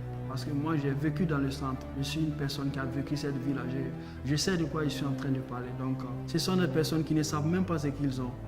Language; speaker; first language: French; non-native, local second language; Bambara